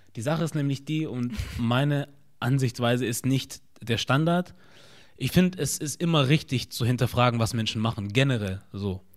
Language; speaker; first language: German; early bilingual, other home language; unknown